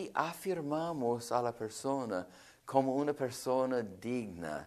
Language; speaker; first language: Spanish; non-native, fluent; English